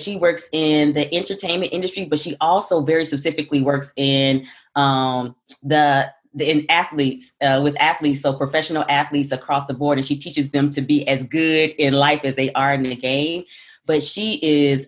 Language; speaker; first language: English; native; English